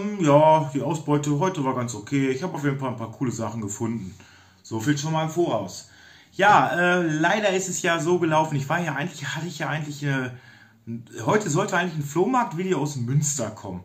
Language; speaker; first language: German; native; German